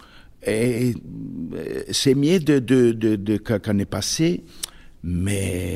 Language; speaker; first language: French; non-native, fluent; Italian